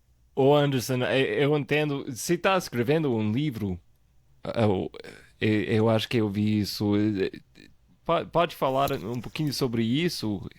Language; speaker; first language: Portuguese; non-native, fluent; English